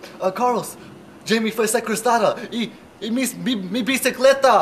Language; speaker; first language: Spanish; non-native, learner; English